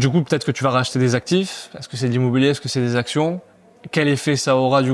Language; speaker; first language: French; native; French